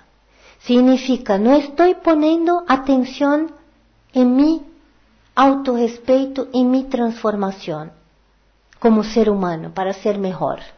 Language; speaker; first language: Portuguese; non-native, learner; Spanish